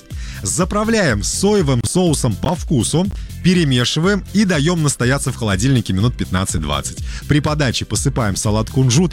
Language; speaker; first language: Russian; native; Russian